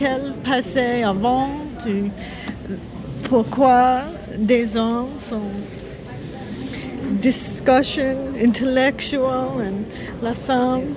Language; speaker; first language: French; non-native, learner; English